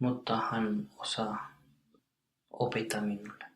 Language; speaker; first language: Finnish; non-native, learner; English